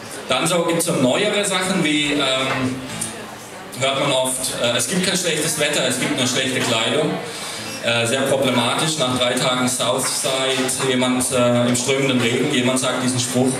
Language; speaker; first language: German; native; German